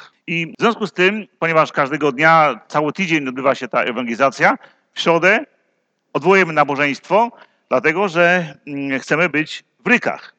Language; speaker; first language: Polish; native; Polish